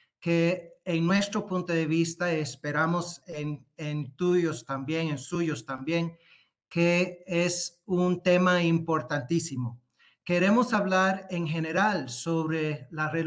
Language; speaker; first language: Spanish; non-native, fluent; English